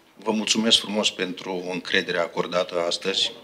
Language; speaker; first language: Romanian; non-native, fluent; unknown